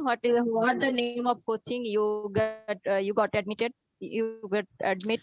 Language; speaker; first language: English; non-native, learner; Bangla